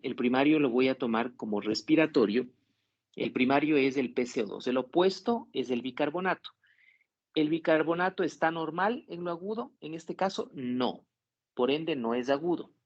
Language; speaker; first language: Spanish; native; Spanish